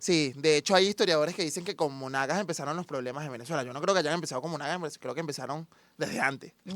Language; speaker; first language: Spanish; native; Spanish